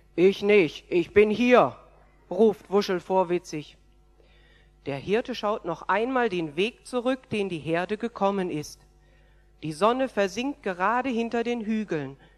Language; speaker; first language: German; native; German